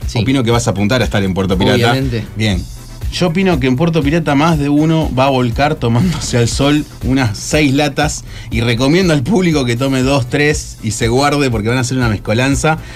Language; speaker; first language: Spanish; native; Spanish